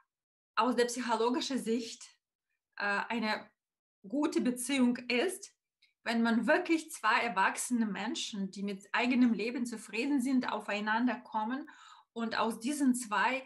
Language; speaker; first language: German; non-native, fluent; Russian